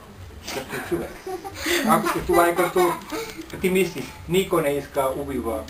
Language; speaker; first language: Bulgarian; non-native, learner; Finnish